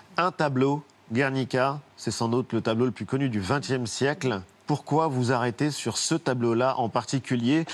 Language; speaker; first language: French; native; French